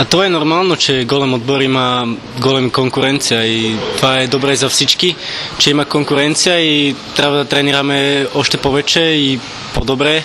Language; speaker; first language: Bulgarian; non-native, learner; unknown